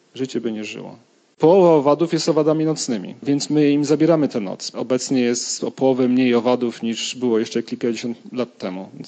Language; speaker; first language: Polish; native; Polish